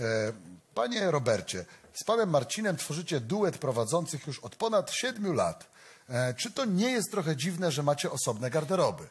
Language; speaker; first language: Polish; native; Polish